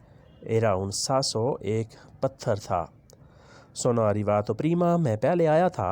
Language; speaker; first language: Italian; non-native, learner; Urdu